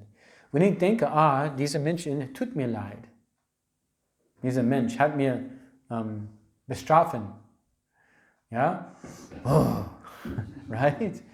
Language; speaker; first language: German; non-native, learner; English